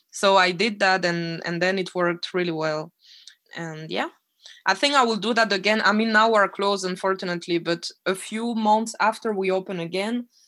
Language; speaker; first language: English; non-native, fluent; French